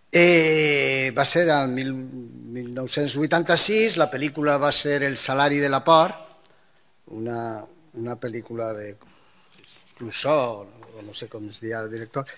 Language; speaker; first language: Catalan; non-native, local second language; Spanish